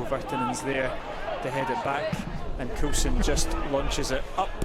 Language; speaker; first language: English; native; English